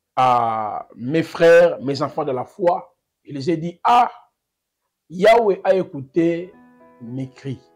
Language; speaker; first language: French; non-native, local second language; Lingala